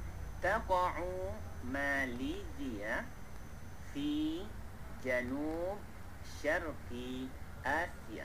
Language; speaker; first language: Arabic; non-native, fluent; Malay